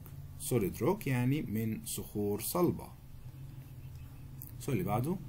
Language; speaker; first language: Arabic; native; Arabic